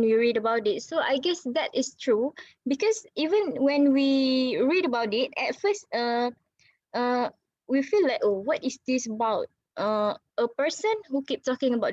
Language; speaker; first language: English; non-native, local second language; Malay